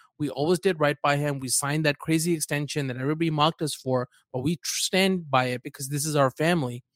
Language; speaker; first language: English; early bilingual, other home language; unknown